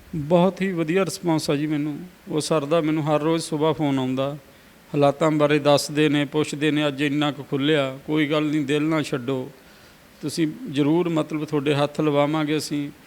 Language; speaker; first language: Punjabi; native; Punjabi